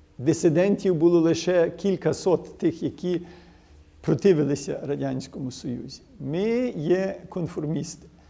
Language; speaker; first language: Ukrainian; early bilingual, heritage; Ukrainian